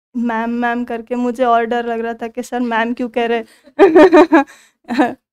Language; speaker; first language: Hindi; non-native, local second language; Marathi